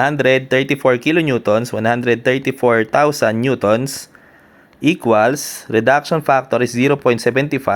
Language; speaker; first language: English; non-native, local second language; Filipino